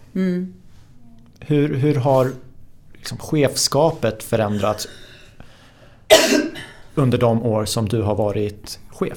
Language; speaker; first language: Swedish; native; Swedish